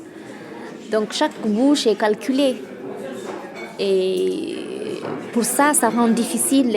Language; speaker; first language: French; non-native, local second language; Fula